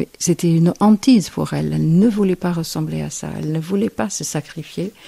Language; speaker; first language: French; non-native, fluent; English